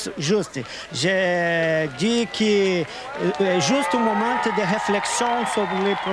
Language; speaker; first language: French; non-native, learner; Portuguese